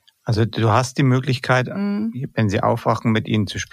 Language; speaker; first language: German; native; German